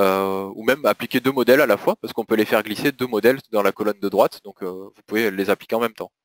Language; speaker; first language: French; native; French